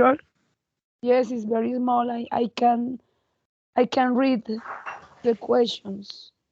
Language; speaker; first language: English; non-native, learner; Spanish